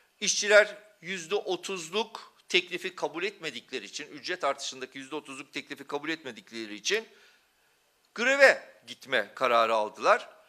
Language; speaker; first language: Turkish; non-native, local second language; Kurdish